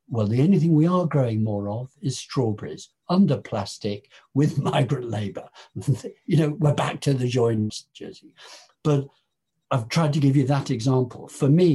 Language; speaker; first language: English; native; English